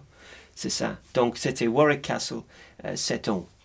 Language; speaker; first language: French; non-native, learner; English